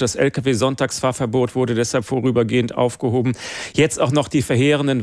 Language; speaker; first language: German; native; German